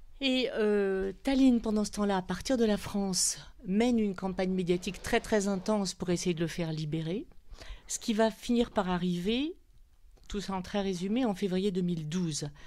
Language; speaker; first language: French; native; French